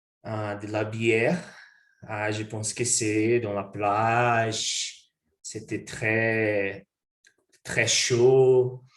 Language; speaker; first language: French; non-native, learner; Portuguese